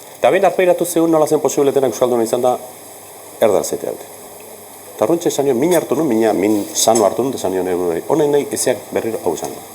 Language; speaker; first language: Basque; native; Basque